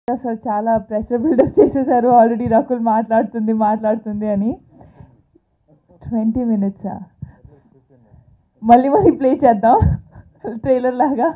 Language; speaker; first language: Telugu; non-native, fluent; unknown